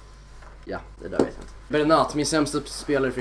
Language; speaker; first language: Swedish; native; Swedish